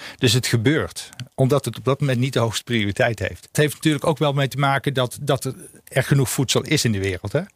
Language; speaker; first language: Dutch; native; Dutch